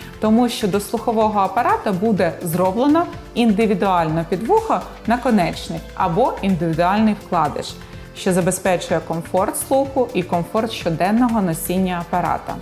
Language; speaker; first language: Ukrainian; native; Ukrainian